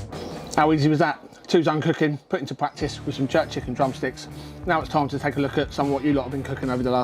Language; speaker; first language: English; native; English